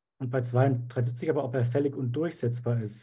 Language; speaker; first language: German; native; German